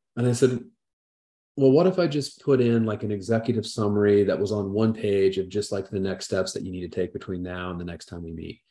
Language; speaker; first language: English; native; English